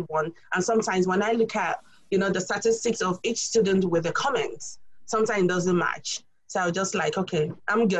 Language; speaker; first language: English; non-native, local second language; Yoruba